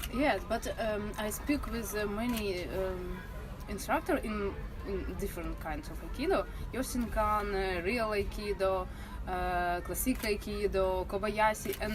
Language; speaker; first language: English; non-native, learner; Russian